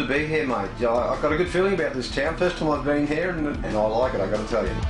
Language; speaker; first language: English; native; English